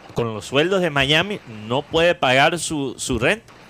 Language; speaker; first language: Spanish; native; Spanish